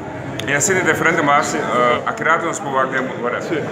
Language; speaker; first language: Portuguese; non-native, learner; Papiamento